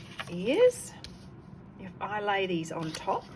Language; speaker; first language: English; native; English